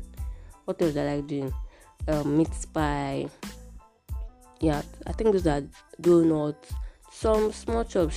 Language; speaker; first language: English; non-native, local second language; Yoruba